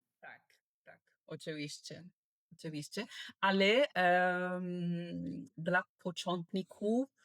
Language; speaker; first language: Polish; non-native, learner; Italian